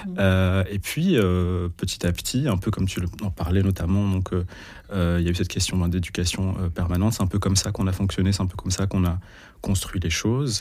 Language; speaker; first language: French; early bilingual, other home language; Arabic